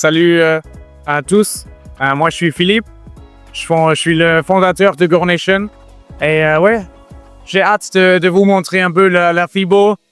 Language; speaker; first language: French; non-native, fluent; German